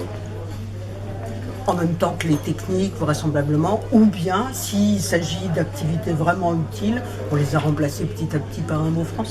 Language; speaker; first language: French; native; French